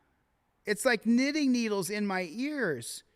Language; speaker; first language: English; native; English